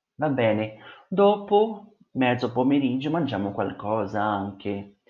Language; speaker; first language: Italian; non-native, fluent; Portuguese